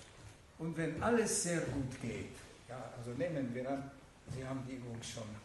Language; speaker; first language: German; non-native, fluent; Hungarian